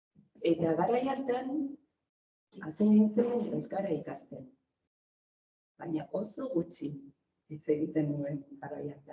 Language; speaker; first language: Basque; non-native, fluent; Spanish